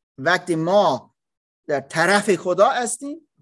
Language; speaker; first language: Persian; non-native, learner; English